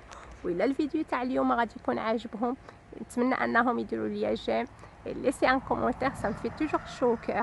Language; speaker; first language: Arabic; native; Arabic